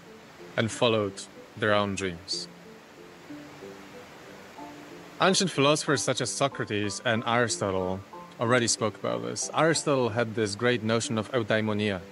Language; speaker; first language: English; non-native, fluent; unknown